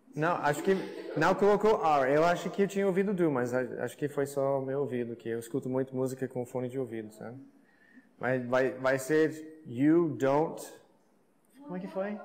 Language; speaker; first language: Portuguese; non-native, fluent; English